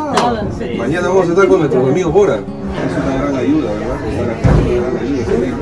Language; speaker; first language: Spanish; native; Spanish